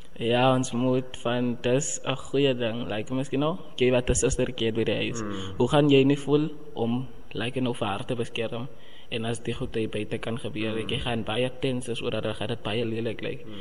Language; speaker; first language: Afrikaans; non-native, local second language; Xhosa